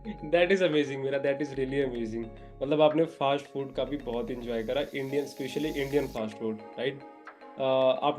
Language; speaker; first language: Hindi; native; Hindi